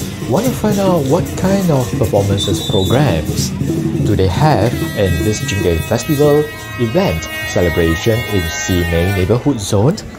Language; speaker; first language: English; non-native, local second language; Chinese